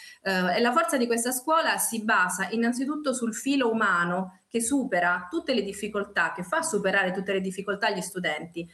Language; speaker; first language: Italian; native; Italian